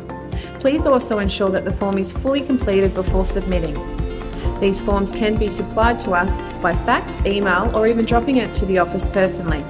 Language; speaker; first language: English; native; English